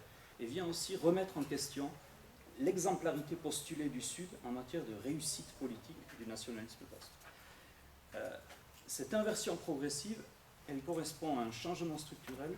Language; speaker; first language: French; native; French